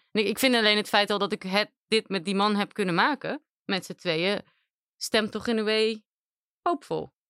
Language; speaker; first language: Dutch; native; Dutch